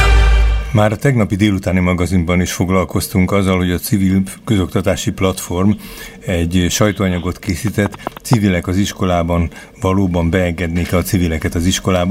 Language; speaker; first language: Hungarian; native; Hungarian